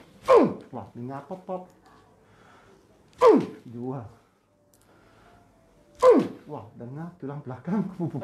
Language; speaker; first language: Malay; non-native, local second language; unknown